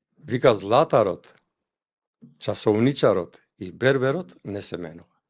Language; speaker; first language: Macedonian; non-native, local second language; Albanian